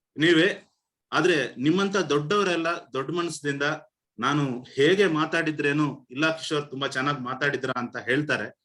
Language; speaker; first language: Kannada; non-native, fluent; Telugu